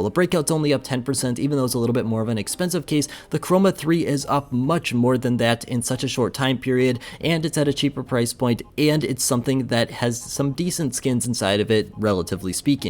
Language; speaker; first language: English; native; English